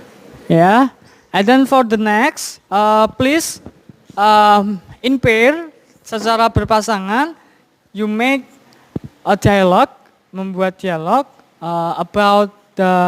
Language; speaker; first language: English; non-native, fluent; Indonesian